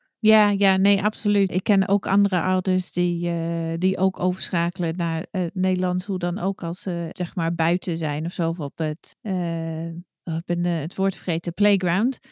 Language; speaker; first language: Dutch; non-native, fluent; English